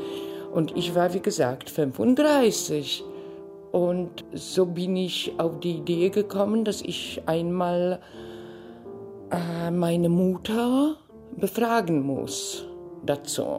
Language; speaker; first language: German; non-native, fluent; Polish